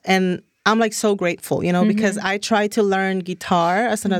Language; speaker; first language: English; non-native, fluent; Spanish